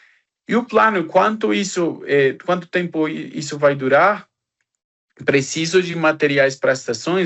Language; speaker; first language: Portuguese; non-native, fluent; Spanish